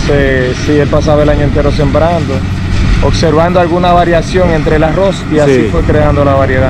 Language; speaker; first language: Spanish; native; Spanish